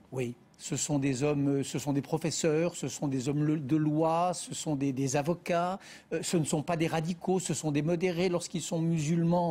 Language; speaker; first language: French; native; French